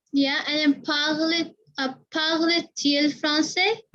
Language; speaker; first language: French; non-native, learner; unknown